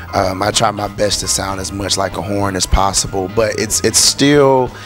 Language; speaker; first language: English; native; English